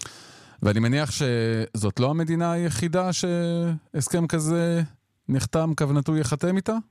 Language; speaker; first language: Hebrew; native; Hebrew